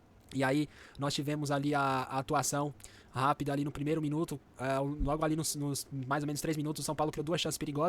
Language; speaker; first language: Portuguese; native; Portuguese